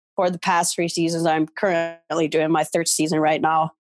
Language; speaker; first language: English; non-native, fluent; Finnish